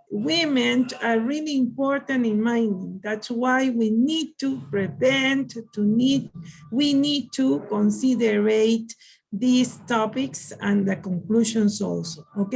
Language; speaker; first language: English; non-native, learner; Spanish